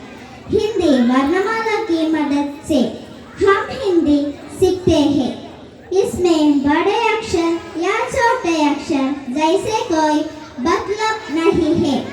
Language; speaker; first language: Hindi; non-native, local second language; Malayalam